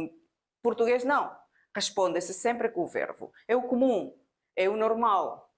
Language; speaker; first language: Portuguese; non-native, fluent; Spanish